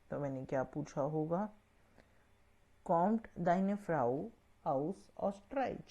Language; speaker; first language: German; non-native, learner; Hindi